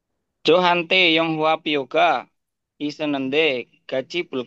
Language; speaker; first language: Korean; non-native, learner; Indonesian